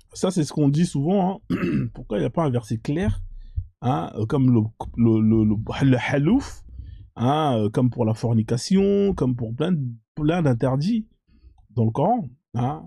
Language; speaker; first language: French; native; French